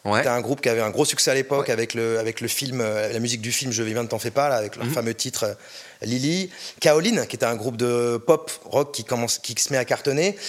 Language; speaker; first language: French; native; French